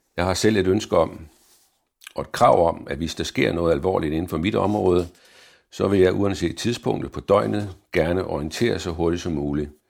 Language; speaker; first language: Danish; native; Danish